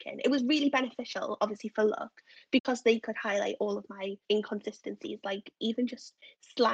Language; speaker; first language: English; native; English